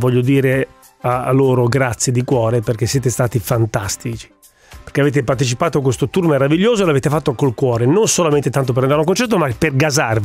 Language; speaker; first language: Italian; native; Italian